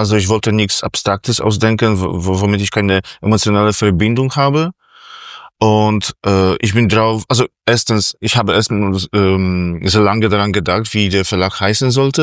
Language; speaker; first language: German; non-native, fluent; Polish